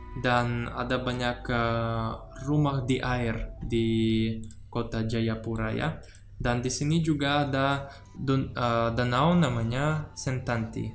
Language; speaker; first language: Indonesian; non-native, learner; Russian